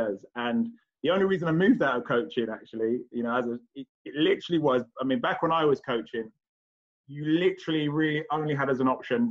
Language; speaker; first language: English; native; English